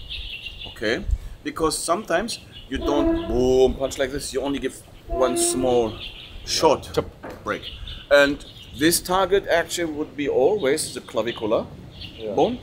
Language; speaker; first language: English; non-native, fluent; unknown